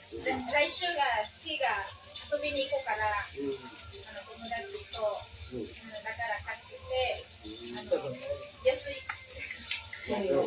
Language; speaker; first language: Japanese; non-native, learner; Filipino